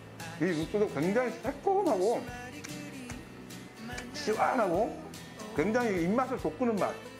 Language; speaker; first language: Korean; native; Korean